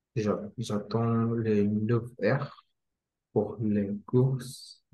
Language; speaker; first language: French; non-native, learner; Spanish